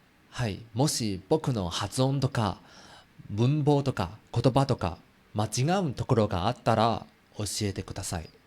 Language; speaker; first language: Japanese; non-native, learner; Chinese